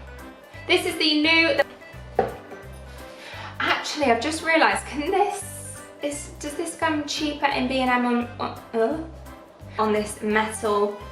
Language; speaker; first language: English; native; English